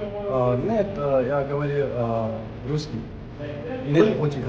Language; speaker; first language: Russian; non-native, learner; Hindi